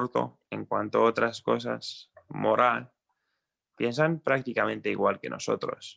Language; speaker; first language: Spanish; non-native, fluent; Croatian